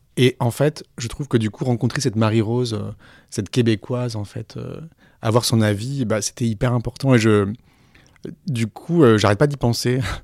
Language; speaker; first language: French; native; French